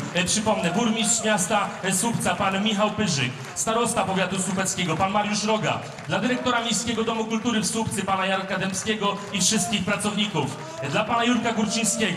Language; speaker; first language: Polish; native; Polish